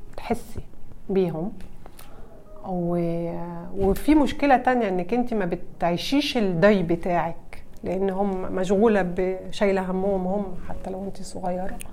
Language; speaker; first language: Arabic; early bilingual, heritage; Arabic